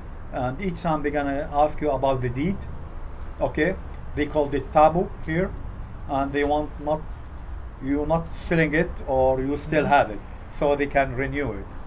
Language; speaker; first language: English; non-native, fluent; Arabic